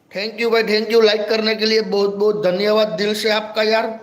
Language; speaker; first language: Hindi; non-native, local second language; Gujarati